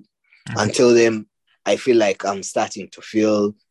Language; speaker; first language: English; non-native, local second language; Ganda